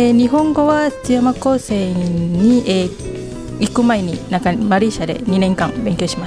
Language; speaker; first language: Japanese; non-native, fluent; Malay